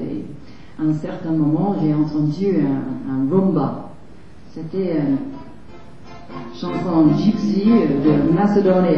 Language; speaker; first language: French; non-native, fluent; English